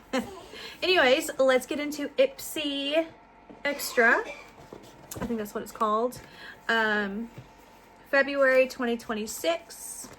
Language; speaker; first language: English; native; English